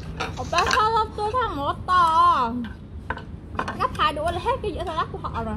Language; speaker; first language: Korean; non-native, learner; Vietnamese